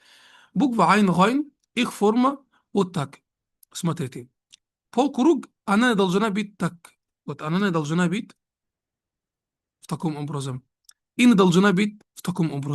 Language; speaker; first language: Russian; non-native, fluent; Arabic